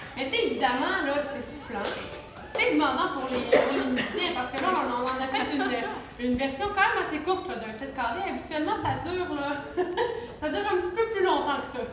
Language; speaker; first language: French; native; French